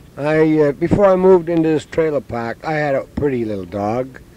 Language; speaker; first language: English; native; English